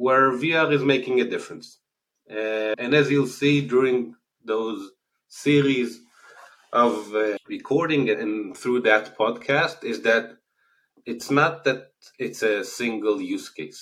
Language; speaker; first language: English; non-native, fluent; Hebrew